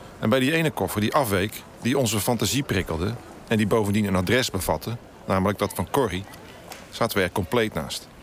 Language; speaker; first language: Dutch; native; Dutch